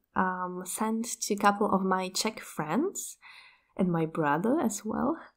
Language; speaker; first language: English; non-native, fluent; Czech